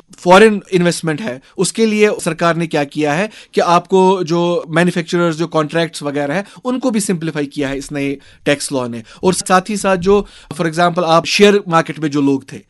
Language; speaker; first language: Urdu; non-native, local second language; Kashmiri